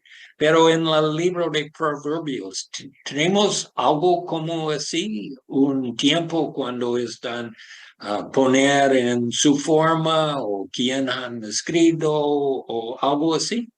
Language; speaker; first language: Spanish; non-native, learner; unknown